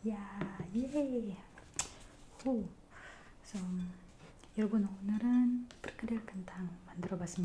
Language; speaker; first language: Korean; non-native, learner; Indonesian